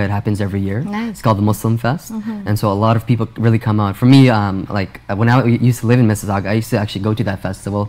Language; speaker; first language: English; native; English